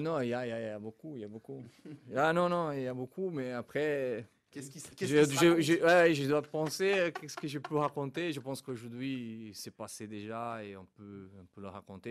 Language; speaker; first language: French; non-native, fluent; Portuguese